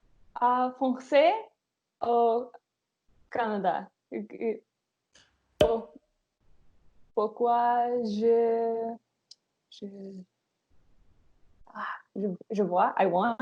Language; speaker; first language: French; non-native, learner; English